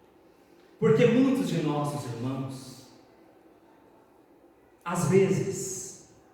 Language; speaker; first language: Portuguese; native; Portuguese